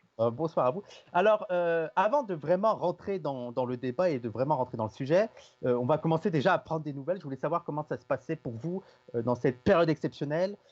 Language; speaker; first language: French; native; French